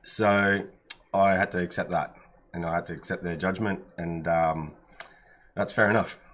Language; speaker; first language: English; native; English